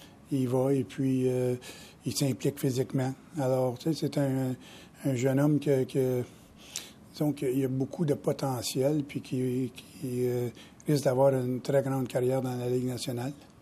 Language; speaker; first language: French; native; French